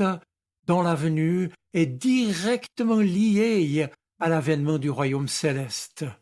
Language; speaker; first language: French; native; French